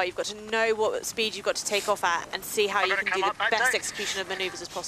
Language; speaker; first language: English; native; English